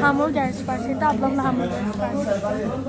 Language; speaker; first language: Turkish; early bilingual, heritage; Turkish